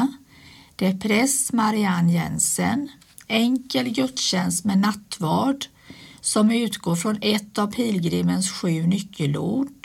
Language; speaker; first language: Swedish; native; Swedish